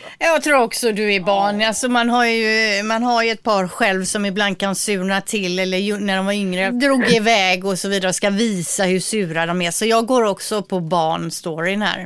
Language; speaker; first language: Swedish; native; Swedish